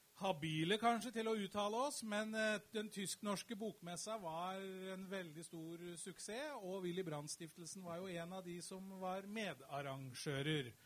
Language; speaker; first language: Norwegian; native; Norwegian